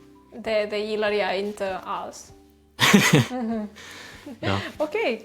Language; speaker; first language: Swedish; non-native, fluent; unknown